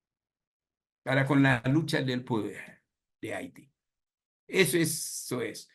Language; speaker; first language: Spanish; non-native, fluent; Haitian Creole